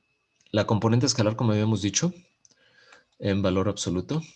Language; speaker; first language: Spanish; native; Spanish